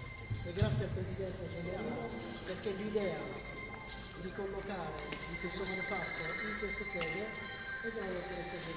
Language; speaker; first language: Italian; native; Italian